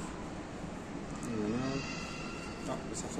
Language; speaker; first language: French; native; French